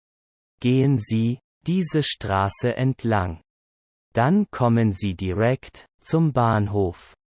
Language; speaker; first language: German; non-native, learner; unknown